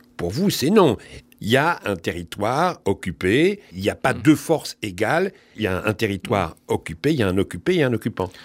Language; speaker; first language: French; native; French